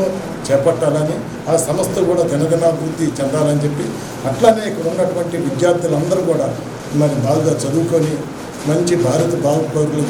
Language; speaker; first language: Telugu; native; Telugu